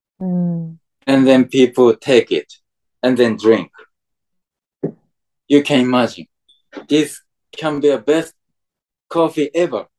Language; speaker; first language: English; non-native, fluent; Japanese